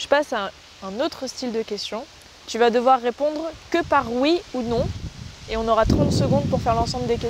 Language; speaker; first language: French; native; French